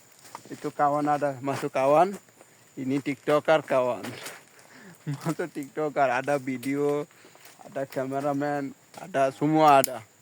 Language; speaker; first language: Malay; non-native, learner; Bangla